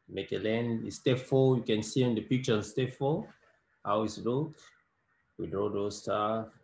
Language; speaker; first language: English; non-native, learner; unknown